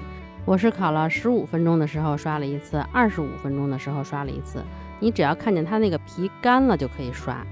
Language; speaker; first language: Chinese; native; Chinese